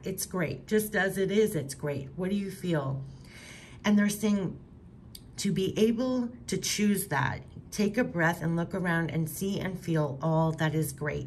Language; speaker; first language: English; native; English